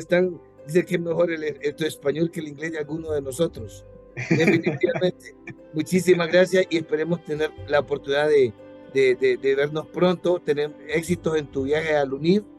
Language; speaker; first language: Spanish; native; Spanish